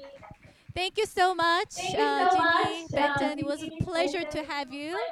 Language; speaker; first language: English; non-native, fluent; Korean